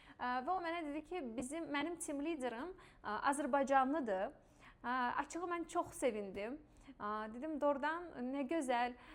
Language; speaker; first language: Azerbaijani; non-native, local second language; Russian